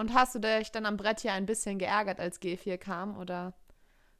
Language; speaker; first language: German; native; German